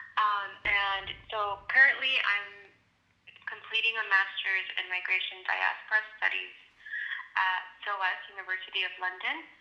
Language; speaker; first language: English; native; English